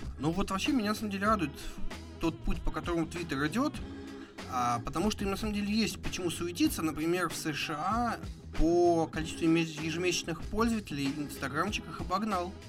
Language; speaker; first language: Russian; native; Russian